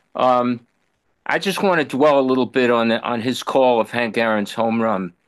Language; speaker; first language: English; native; English